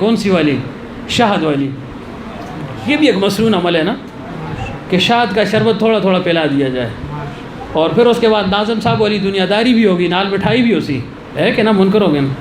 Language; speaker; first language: Urdu; non-native, local second language; Pashto